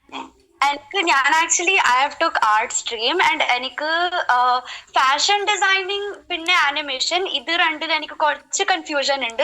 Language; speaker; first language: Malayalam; early bilingual, heritage; Malayalam